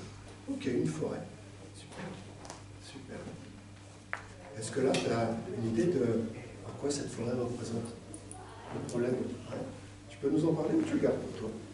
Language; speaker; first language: French; native; French